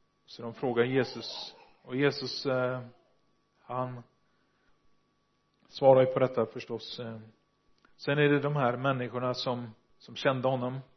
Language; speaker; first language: Swedish; non-native, fluent; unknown